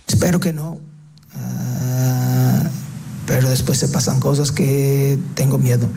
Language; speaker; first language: Spanish; non-native, fluent; Portuguese